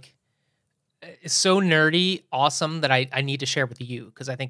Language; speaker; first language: English; native; English